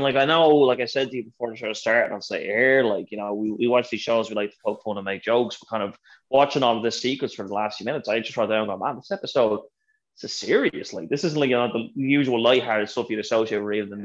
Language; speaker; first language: English; native; English